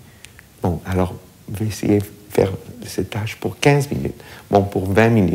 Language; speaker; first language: French; non-native, fluent; English